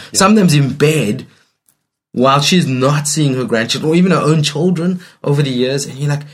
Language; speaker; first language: English; native; English